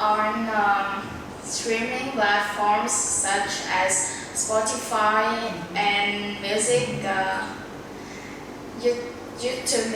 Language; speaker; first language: English; non-native, learner; Vietnamese